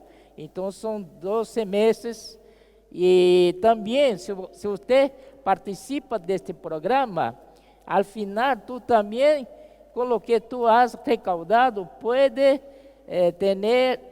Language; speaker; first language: Spanish; non-native, fluent; Portuguese